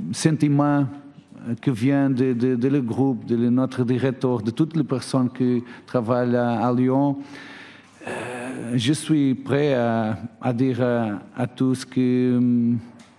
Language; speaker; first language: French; non-native, learner; Portuguese